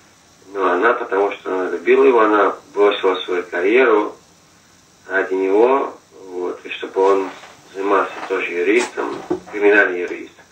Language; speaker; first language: Russian; non-native, fluent; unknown